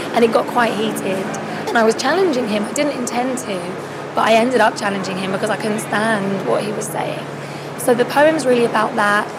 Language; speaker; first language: English; native; English